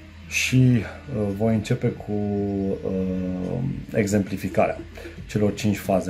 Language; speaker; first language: Romanian; native; Romanian